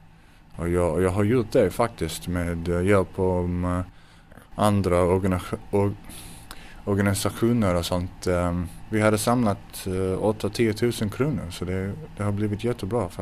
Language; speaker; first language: Swedish; non-native, fluent; English